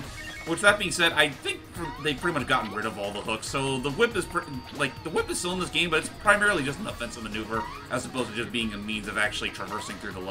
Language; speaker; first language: English; native; English